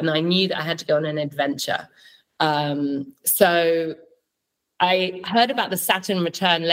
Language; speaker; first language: English; native; English